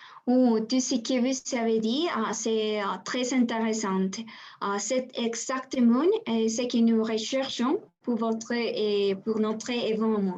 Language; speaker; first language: French; non-native, learner; Spanish